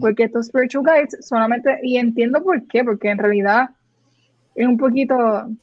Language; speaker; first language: Spanish; native; Spanish